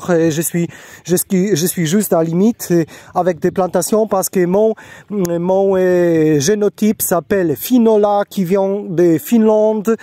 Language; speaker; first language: French; non-native, learner; Polish